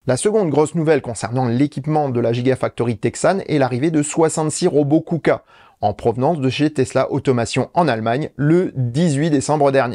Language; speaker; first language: French; native; French